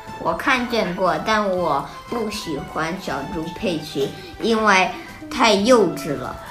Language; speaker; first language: Chinese; early bilingual, heritage; Chinese